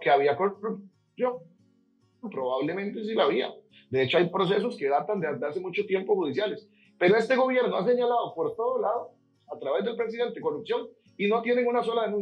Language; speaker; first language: Spanish; native; Spanish